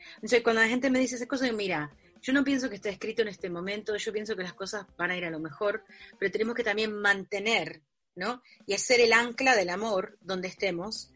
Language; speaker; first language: Spanish; early bilingual, heritage; Spanish